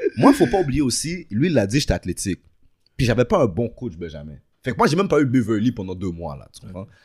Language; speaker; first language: French; early bilingual, other home language; Haitian Creole